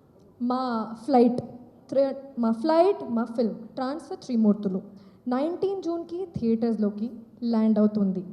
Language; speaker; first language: Telugu; non-native, local second language; Hindi